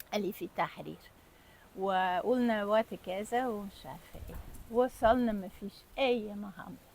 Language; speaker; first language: Egyptian Arabic; non-native, fluent; German